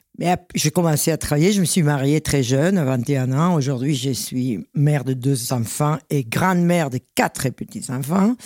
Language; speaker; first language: French; non-native, fluent; Spanish